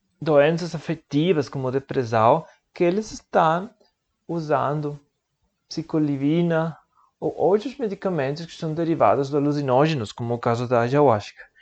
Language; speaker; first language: Portuguese; non-native, learner; Spanish